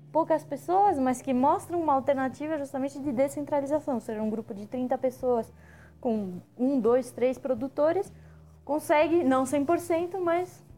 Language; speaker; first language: Portuguese; non-native, fluent; French